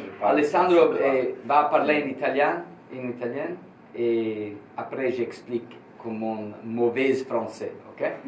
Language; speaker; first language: French; non-native, learner; Italian